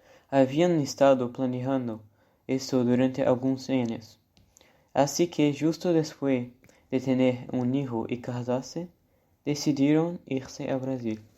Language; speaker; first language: Spanish; non-native, learner; Portuguese